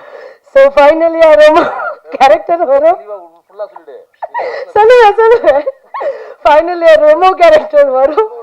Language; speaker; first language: Tamil; non-native, learner; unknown